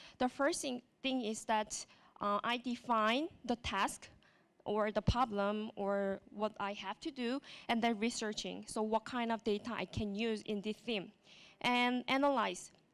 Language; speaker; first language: English; non-native, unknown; Korean